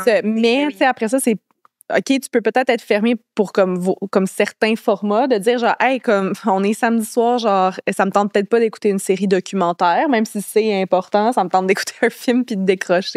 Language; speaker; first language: French; native; French